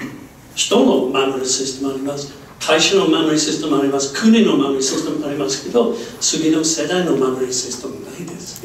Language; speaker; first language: Japanese; non-native, learner; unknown